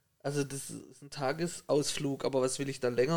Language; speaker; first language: German; native; German